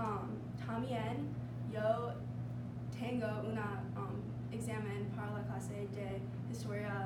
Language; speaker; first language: Spanish; non-native, learner; English